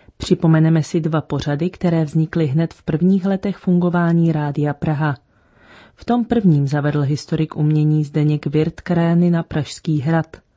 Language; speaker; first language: Czech; native; Czech